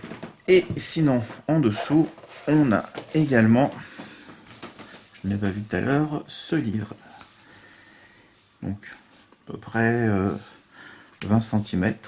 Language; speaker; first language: French; native; French